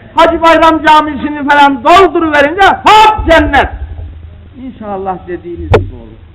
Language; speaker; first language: Turkish; native; Turkish